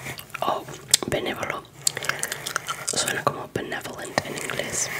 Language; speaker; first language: Spanish; non-native, fluent; English